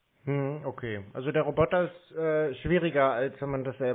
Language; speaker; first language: German; native; German